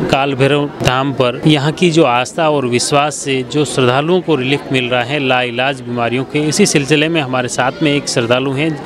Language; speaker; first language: Hindi; native; Hindi